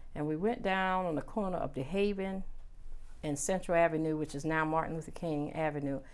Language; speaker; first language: English; native; English